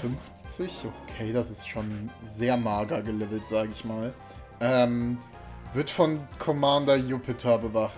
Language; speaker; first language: German; native; German